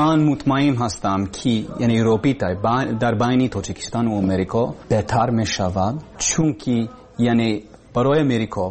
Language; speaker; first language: Persian; non-native, learner; English